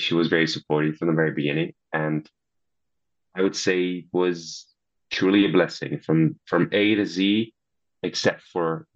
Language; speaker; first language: English; non-native, fluent; Italian